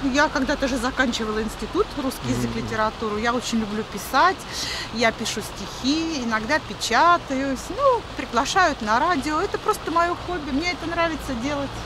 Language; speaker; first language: Russian; native; Russian